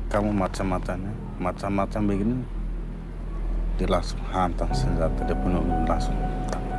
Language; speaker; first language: Indonesian; non-native, local second language; Tetum